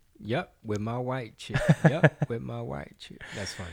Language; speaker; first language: English; early bilingual, other home language; Spanish